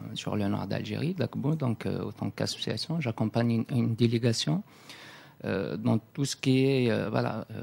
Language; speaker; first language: French; non-native, local second language; Kabyle